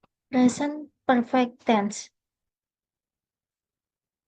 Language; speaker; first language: English; non-native, learner; Indonesian